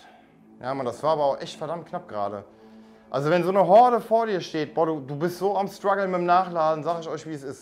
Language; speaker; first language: German; native; German